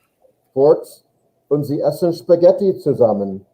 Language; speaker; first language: German; non-native, fluent; English